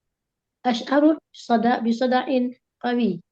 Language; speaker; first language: Arabic; non-native, learner; Indonesian